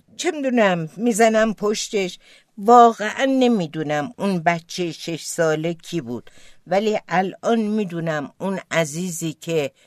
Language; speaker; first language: Persian; non-native, local second language; Azerbaijani